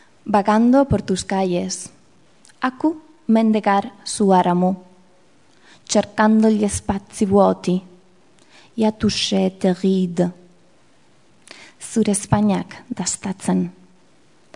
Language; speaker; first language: English; non-native, fluent; Spanish